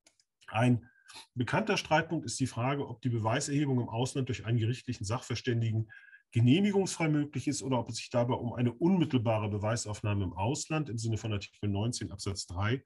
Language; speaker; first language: German; native; German